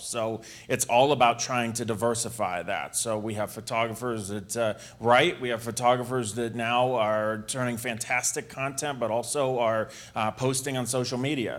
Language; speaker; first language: English; native; English